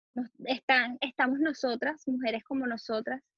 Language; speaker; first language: Spanish; native; Spanish